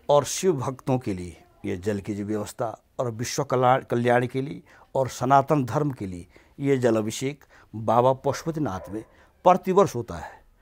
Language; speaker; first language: Hindi; native; Hindi